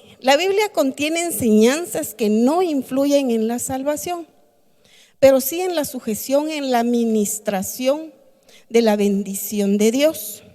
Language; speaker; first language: Spanish; native; Spanish